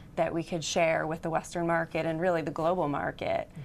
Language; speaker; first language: English; native; English